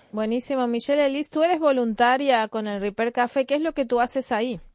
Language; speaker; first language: Spanish; native; Spanish